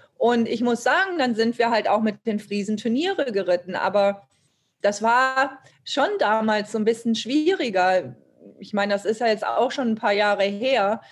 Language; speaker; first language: German; native; German